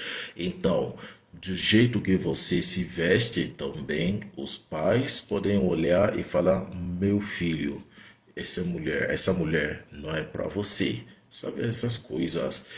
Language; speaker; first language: Portuguese; non-native, fluent; Igbo